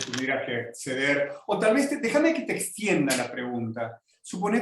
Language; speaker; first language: Spanish; native; Spanish